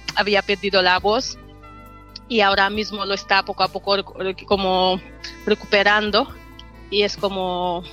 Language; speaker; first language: Spanish; non-native, fluent; Wolof